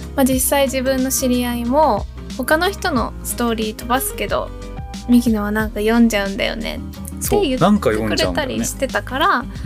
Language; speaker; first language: Japanese; early bilingual, heritage; Japanese